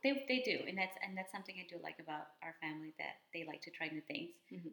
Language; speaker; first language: English; early bilingual, other home language; Spanish